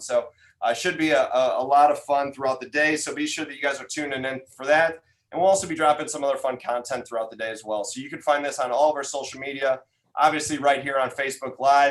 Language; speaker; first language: English; native; English